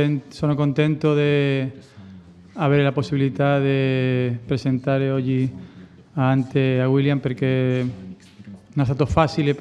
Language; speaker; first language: Italian; non-native, fluent; Spanish